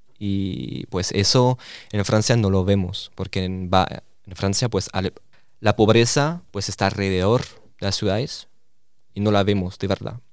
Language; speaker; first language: Spanish; early bilingual, heritage; Spanish